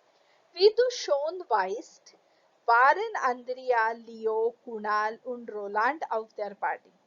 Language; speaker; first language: German; non-native, fluent; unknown